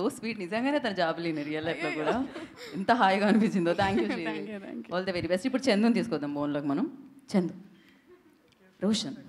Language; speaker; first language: Telugu; native; Telugu